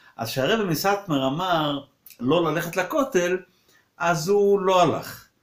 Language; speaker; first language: Hebrew; non-native, local second language; Yiddish